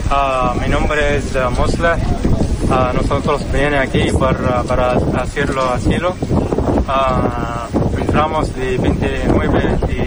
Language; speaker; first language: Spanish; non-native, learner; Arabic